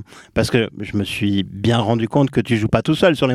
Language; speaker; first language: French; native; French